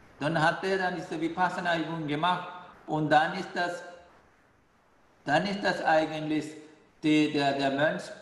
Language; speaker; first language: German; non-native, fluent; Sinhala